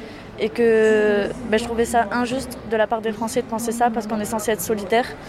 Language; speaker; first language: French; native; French